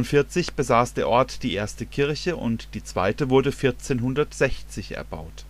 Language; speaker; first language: German; native; German